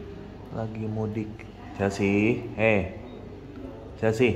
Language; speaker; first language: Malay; non-native, local second language; Sundanese